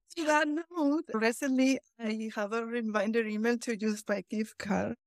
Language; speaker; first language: English; non-native, fluent; Spanish